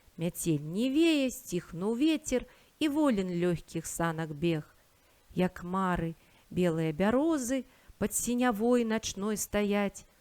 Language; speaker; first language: Belarusian; native; Belarusian